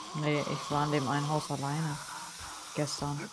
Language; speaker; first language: German; native; German